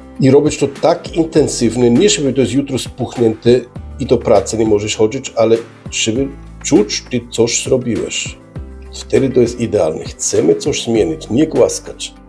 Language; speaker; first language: Polish; early bilingual, heritage; Polish